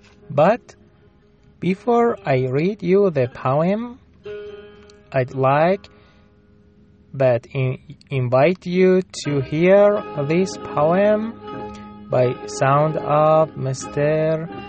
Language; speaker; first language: English; non-native, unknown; Persian